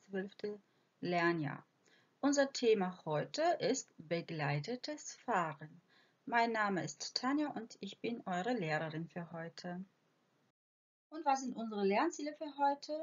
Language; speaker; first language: German; non-native, fluent; Croatian